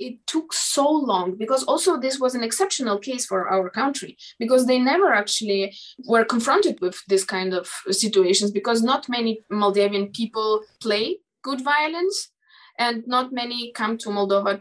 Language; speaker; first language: English; non-native, fluent; Romanian